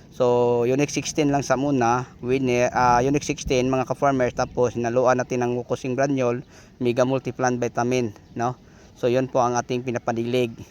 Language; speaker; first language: Filipino; non-native, local second language; Cebuano